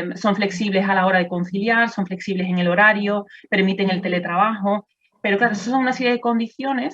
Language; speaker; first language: Spanish; native; Spanish